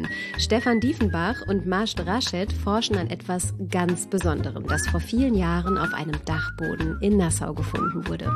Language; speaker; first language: German; native; German